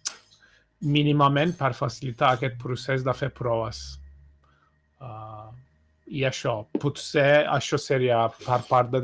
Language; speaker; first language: Catalan; non-native, fluent; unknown